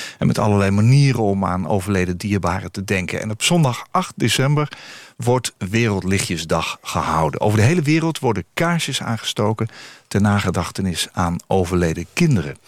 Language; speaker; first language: Dutch; native; Dutch